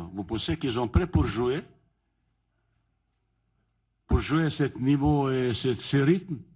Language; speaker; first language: French; non-native, learner; Bosnian